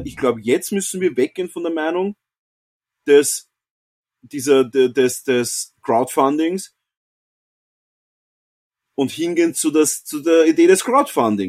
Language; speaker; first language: German; native; German